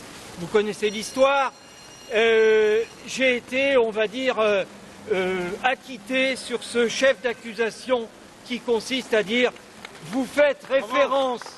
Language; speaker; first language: French; native; French